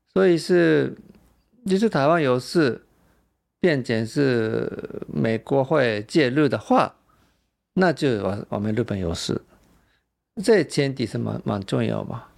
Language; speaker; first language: Chinese; non-native, fluent; Japanese